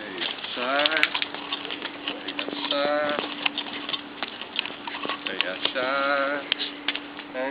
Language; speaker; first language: Hebrew; non-native, learner; English